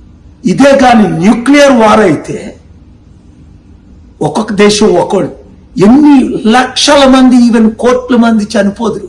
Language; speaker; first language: Telugu; native; Telugu